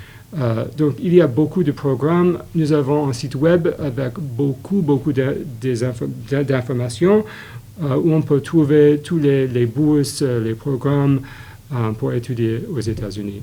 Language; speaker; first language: French; non-native, fluent; English